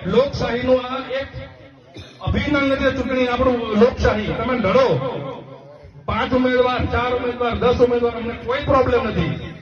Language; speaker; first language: Gujarati; non-native, local second language; Rathawi